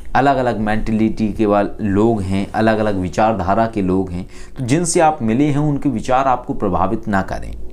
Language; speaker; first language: Hindi; native; Hindi